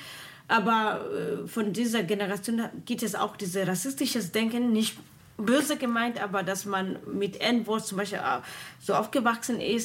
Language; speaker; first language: German; non-native, fluent; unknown